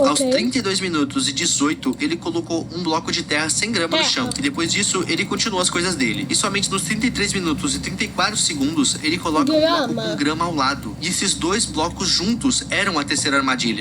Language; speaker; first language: Portuguese; native; Portuguese